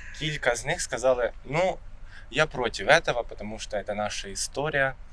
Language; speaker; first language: Ukrainian; native; Ukrainian